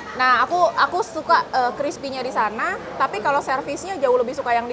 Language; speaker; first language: Indonesian; native; Indonesian